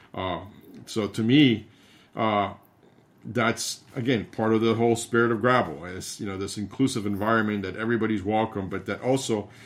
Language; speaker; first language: English; early bilingual, other home language; Spanish